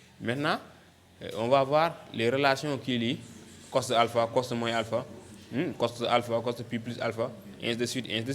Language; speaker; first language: French; non-native, local second language; Wolof